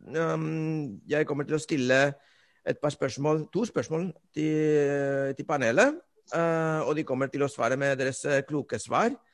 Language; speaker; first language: Norwegian; non-native, fluent; Spanish